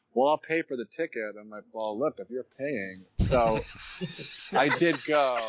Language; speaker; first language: English; native; English